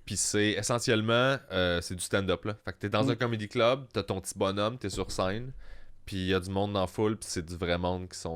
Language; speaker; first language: French; native; French